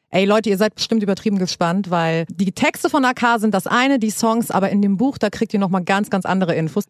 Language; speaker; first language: German; native; German